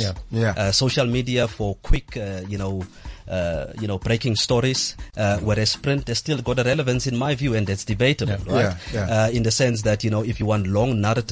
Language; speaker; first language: English; non-native, local second language; Southern Sotho